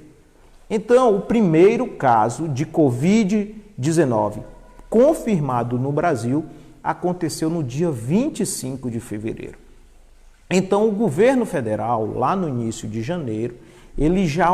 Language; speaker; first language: Portuguese; native; Portuguese